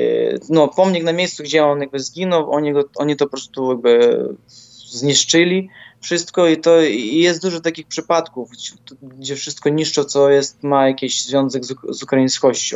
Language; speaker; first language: Polish; non-native, fluent; Ukrainian